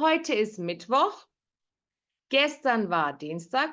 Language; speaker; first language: German; non-native, fluent; Turkish